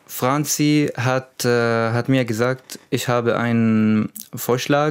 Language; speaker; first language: German; non-native, learner; Arabic